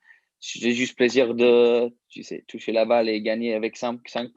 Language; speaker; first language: French; early bilingual, heritage; English